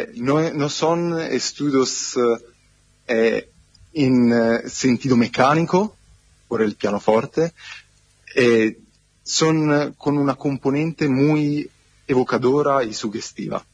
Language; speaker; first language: Spanish; non-native, fluent; Italian